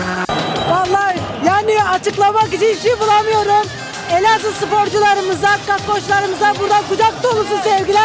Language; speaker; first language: Turkish; early bilingual, heritage; Turkish